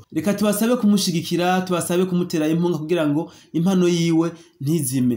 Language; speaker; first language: Rundi; native; Rundi